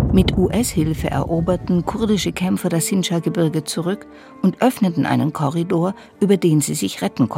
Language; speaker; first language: German; native; German